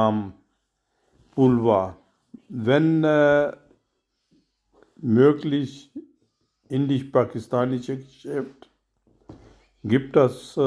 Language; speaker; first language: German; non-native, learner; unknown